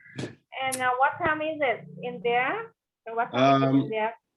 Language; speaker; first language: English; non-native, learner; Vietnamese